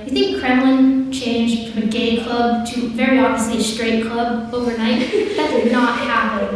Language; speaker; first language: English; native; English